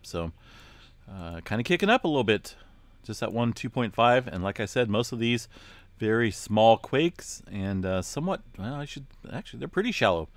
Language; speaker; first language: English; native; English